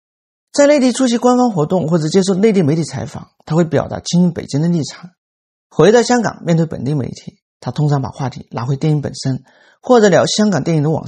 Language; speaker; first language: Chinese; native; Chinese